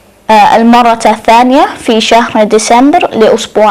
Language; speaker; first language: Arabic; non-native, learner; English